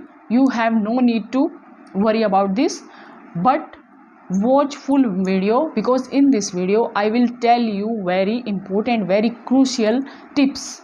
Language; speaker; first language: English; non-native, local second language; Hindi